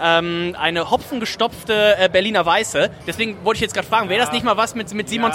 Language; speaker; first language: German; native; German